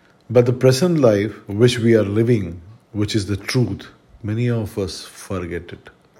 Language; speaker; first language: English; non-native, local second language; Malayalam